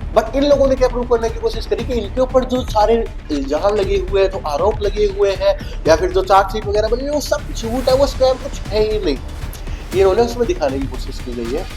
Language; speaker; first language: Hindi; native; Hindi